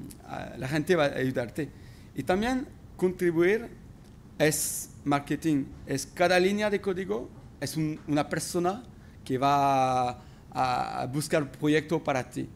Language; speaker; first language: Spanish; non-native, fluent; French